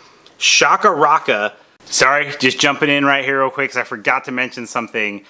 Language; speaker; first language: English; native; English